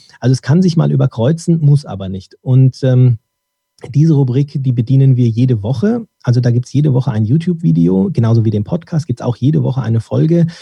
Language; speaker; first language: German; early bilingual, other home language; Turkish